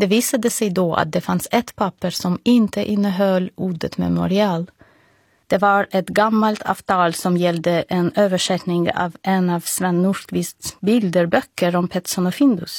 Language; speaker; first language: Swedish; non-native, fluent; Russian